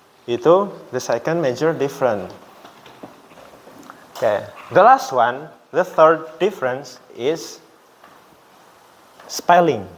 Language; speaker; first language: English; non-native, learner; Indonesian